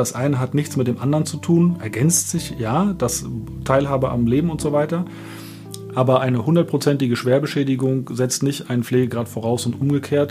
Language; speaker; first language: German; native; German